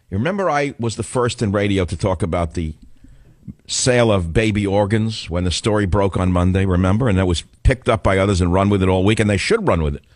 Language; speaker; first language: English; native; English